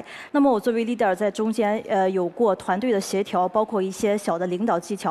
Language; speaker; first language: Chinese; native; Chinese